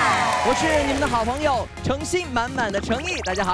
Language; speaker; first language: Chinese; native; Chinese